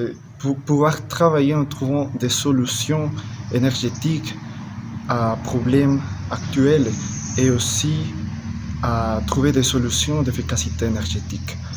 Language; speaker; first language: French; non-native, learner; Spanish